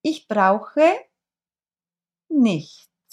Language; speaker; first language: German; non-native, fluent; Turkish